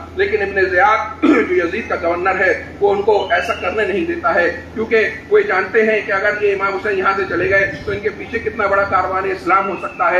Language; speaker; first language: Urdu; native; Urdu